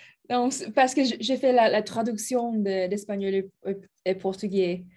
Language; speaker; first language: French; non-native, learner; Spanish